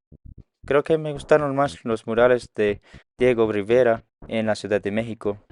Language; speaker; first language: Spanish; non-native, learner; English